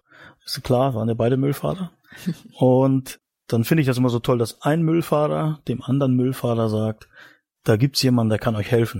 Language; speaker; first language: German; native; German